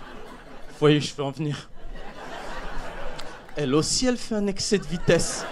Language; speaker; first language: French; native; French